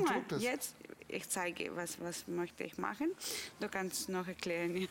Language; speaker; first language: German; non-native, fluent; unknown